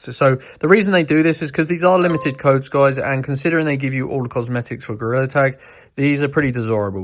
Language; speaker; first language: English; native; English